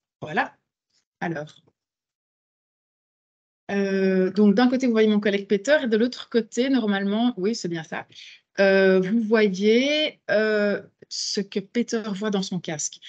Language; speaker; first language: French; native; French